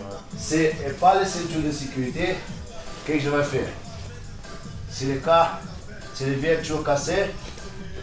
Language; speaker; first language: French; non-native, learner; Portuguese